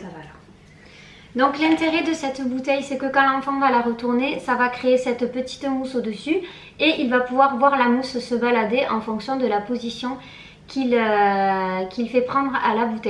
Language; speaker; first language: French; native; French